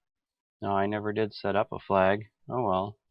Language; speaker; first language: English; native; English